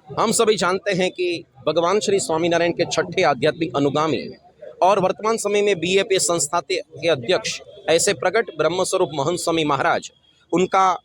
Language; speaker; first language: Hindi; non-native, local second language; Gujarati